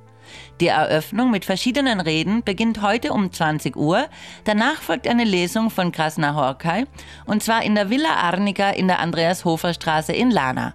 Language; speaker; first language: German; native; German